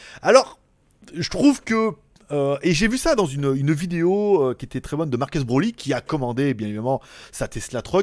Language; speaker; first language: French; native; French